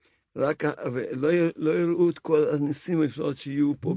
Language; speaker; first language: Hebrew; non-native, fluent; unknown